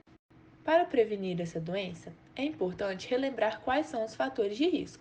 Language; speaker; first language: Portuguese; native; Portuguese